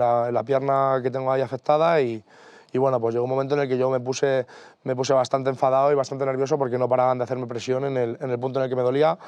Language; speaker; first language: Spanish; native; Spanish